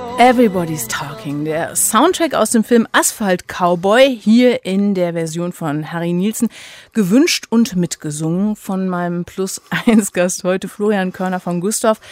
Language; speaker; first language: German; native; German